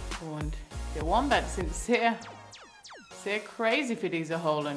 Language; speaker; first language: German; non-native, learner; English